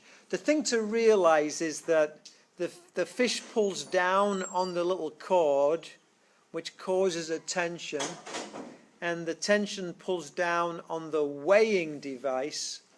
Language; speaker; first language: English; native; English